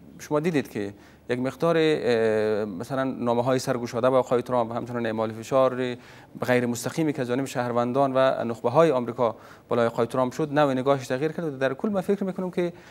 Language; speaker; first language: Persian; native; Persian